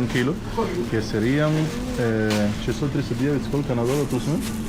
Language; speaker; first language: Russian; non-native, learner; Spanish